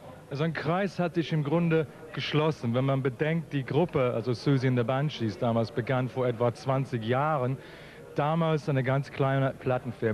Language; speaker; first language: German; native; German